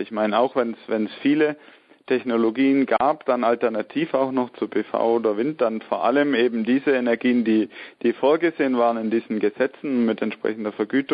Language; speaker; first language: German; native; German